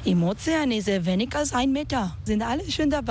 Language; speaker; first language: German; non-native, learner; Spanish